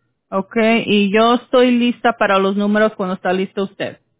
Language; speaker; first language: Spanish; early bilingual, heritage; Spanish